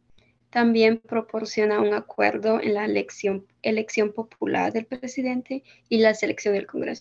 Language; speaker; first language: Spanish; early bilingual, heritage; Spanish